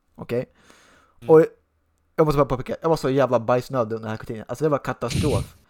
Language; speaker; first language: Swedish; native; Swedish